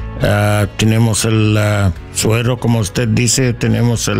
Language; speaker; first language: Spanish; non-native, learner; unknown